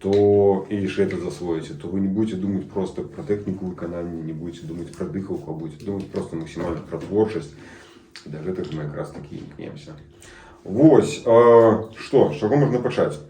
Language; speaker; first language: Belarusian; non-native, local second language; Russian